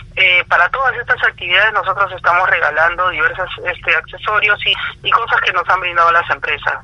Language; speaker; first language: Spanish; native; Spanish